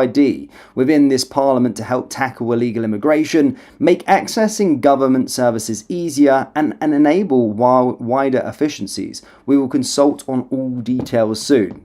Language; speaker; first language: English; native; English